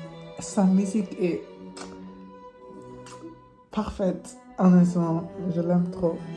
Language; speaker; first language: French; non-native, learner; English